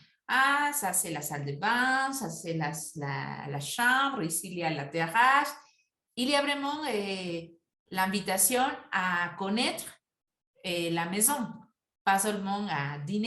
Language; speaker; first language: French; non-native, fluent; Spanish